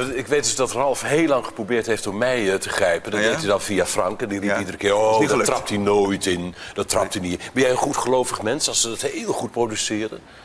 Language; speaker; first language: Dutch; native; Dutch